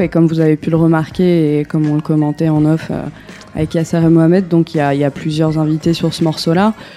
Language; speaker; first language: French; native; French